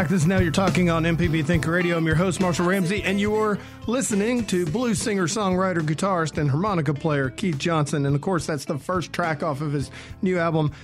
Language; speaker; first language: English; native; English